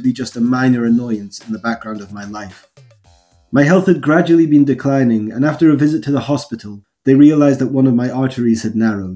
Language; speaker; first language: English; native; English